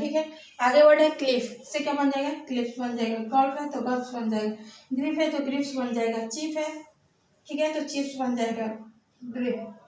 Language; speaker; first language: Hindi; native; Hindi